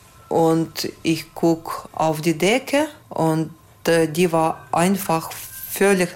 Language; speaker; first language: German; non-native, fluent; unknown